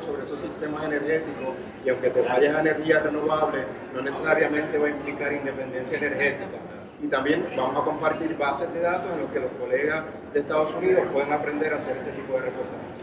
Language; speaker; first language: Spanish; native; Spanish